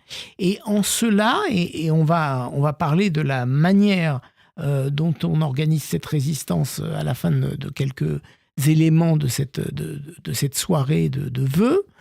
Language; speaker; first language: French; native; French